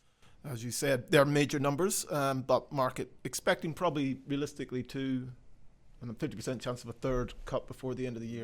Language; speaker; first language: English; native; English